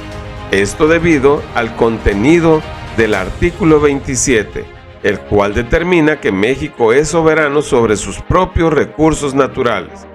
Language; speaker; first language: Spanish; native; Spanish